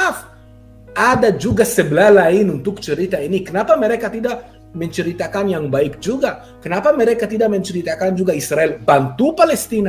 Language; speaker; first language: Indonesian; non-native, fluent; Hebrew